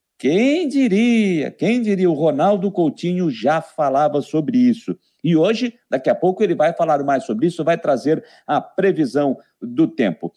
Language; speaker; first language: Portuguese; native; Portuguese